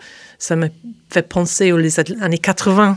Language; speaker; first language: French; non-native, fluent; English